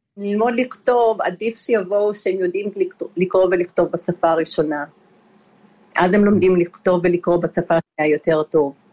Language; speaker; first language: Hebrew; early bilingual, other home language; Polish